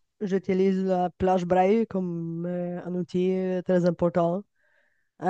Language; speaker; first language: French; non-native, fluent; Bulgarian